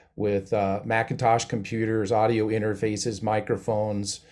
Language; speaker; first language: English; native; English